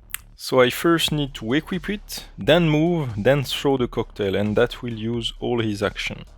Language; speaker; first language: English; non-native, fluent; French